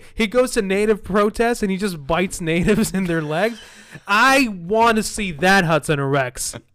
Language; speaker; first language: English; early bilingual, other home language; Arabic